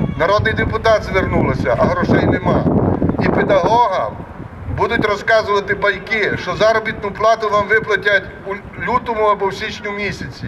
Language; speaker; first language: Ukrainian; native; Ukrainian